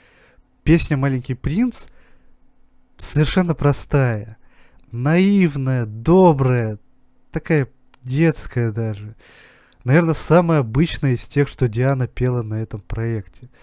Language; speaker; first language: Russian; native; Russian